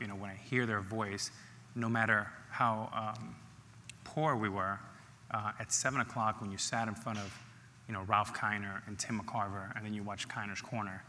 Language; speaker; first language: English; native; English